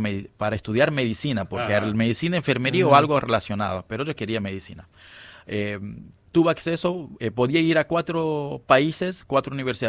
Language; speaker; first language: Spanish; non-native, fluent; Kabuverdianu